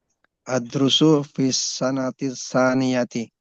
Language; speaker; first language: Arabic; non-native, learner; Indonesian